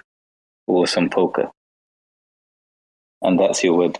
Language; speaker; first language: English; native; English